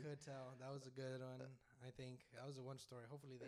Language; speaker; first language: English; native; English